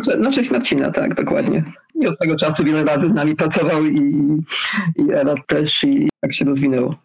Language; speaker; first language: Polish; early bilingual, heritage; Polish